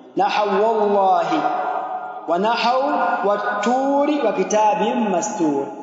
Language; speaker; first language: Swahili; native; Swahili